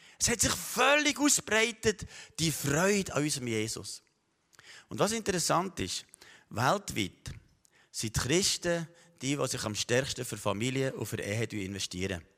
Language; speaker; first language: German; native; German